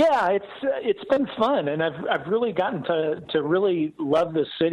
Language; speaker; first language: English; native; English